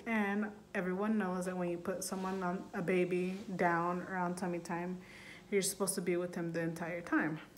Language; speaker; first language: English; early bilingual, other home language; Spanish